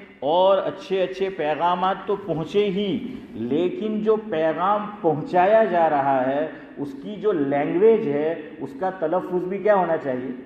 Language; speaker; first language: Urdu; non-native, local second language; Gujarati